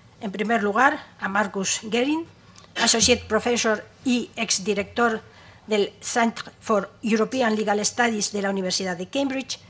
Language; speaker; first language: Spanish; native; Spanish